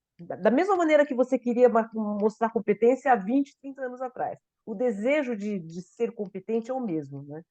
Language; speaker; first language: Portuguese; native; Portuguese